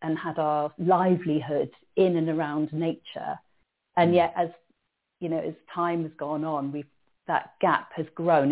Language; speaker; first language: English; native; English